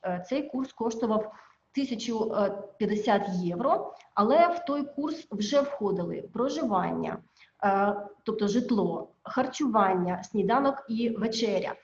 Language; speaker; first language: Ukrainian; native; Ukrainian